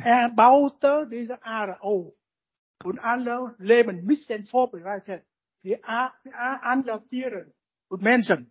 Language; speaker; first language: German; non-native, learner; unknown